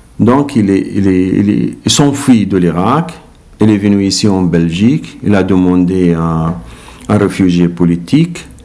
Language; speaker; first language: French; non-native, learner; Arabic